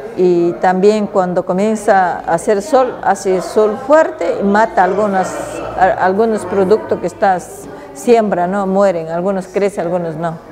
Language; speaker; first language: Spanish; non-native, local second language; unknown